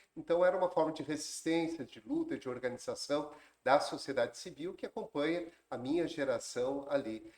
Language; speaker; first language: Portuguese; native; Portuguese